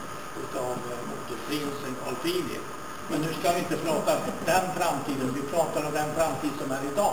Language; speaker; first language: Swedish; native; Swedish